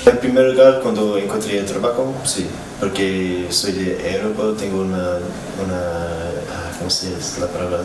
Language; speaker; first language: Spanish; non-native, learner; English